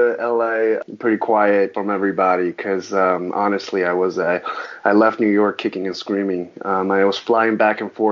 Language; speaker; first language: English; early bilingual, other home language; Chinese